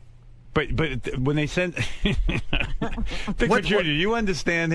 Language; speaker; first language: English; native; English